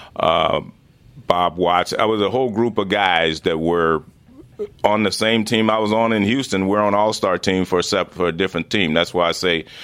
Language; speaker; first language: English; native; English